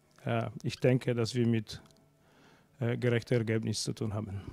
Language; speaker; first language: German; non-native, fluent; Polish